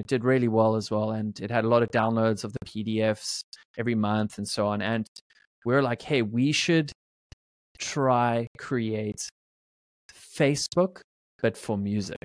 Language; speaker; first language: English; native; English